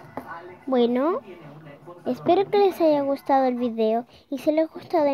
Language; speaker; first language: Spanish; native; Spanish